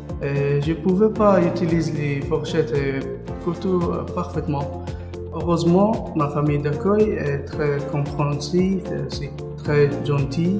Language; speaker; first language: French; non-native, learner; Arabic